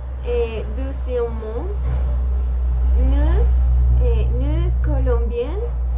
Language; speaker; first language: French; non-native, learner; Spanish